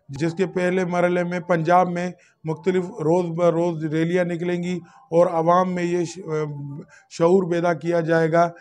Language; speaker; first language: Urdu; non-native, local second language; Sindhi